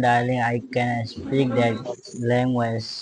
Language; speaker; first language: English; non-native, learner; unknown